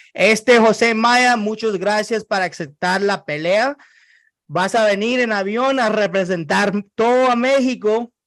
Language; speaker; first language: Spanish; non-native, learner; English